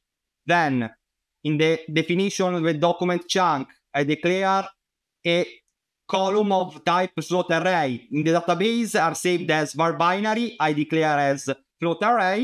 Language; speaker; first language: English; non-native, fluent; Italian